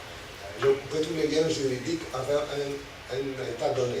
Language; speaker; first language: French; non-native, fluent; Greek